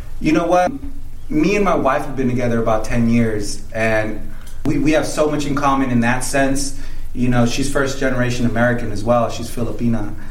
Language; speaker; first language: English; early bilingual, other home language; Spanish